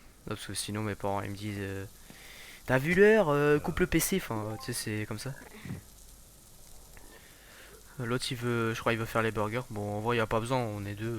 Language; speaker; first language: French; native; French